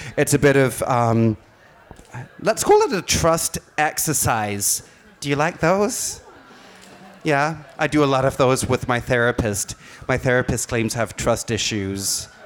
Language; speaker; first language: English; non-native, fluent; Danish